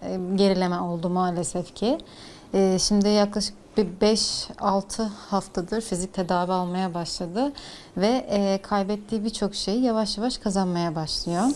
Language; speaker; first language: Turkish; native; Turkish